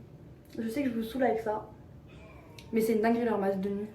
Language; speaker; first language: French; native; French